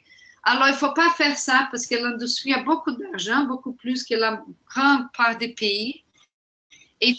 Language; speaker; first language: French; non-native, fluent; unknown